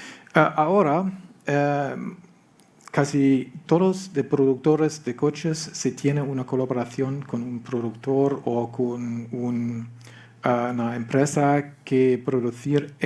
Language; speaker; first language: Spanish; non-native, learner; German